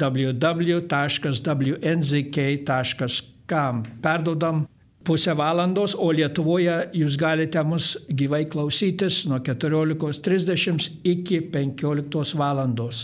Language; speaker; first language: Lithuanian; early bilingual, heritage; Lithuanian